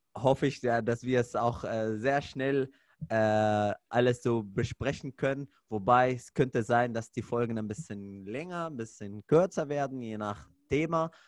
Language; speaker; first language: German; non-native, fluent; Arabic